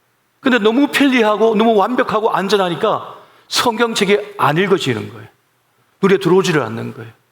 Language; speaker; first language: Korean; native; Korean